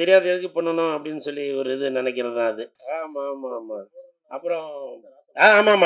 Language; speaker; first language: Tamil; native; Tamil